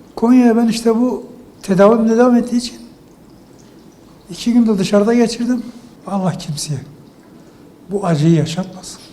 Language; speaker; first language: Turkish; native; Turkish